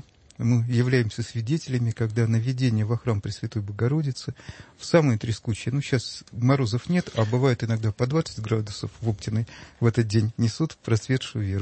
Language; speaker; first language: Russian; native; Russian